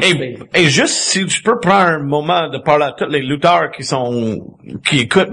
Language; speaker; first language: French; non-native, fluent; English